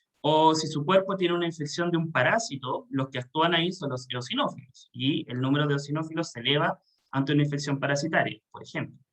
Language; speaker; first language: Spanish; native; Spanish